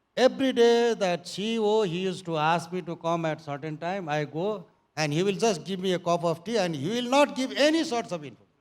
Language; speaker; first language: English; non-native, local second language; Nepali